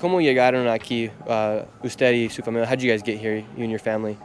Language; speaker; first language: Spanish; non-native, fluent; English